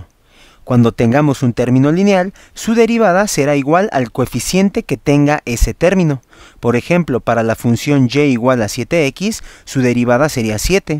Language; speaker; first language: Spanish; native; Spanish